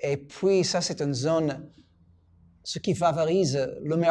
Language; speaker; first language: French; non-native, fluent; English